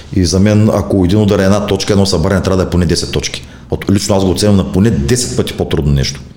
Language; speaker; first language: Bulgarian; native; Bulgarian